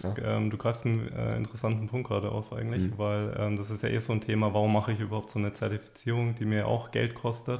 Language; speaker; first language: German; native; German